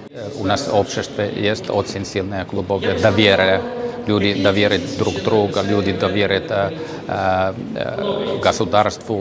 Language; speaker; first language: Russian; non-native, learner; Finnish